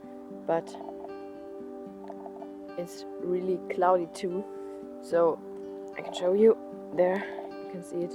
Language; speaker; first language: English; non-native, learner; German